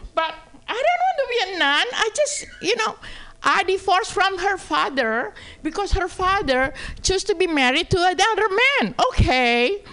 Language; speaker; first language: English; non-native, fluent; Indonesian